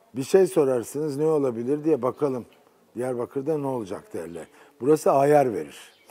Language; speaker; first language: Turkish; native; Turkish